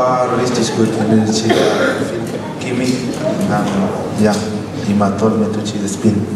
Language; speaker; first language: German; non-native, learner; Spanish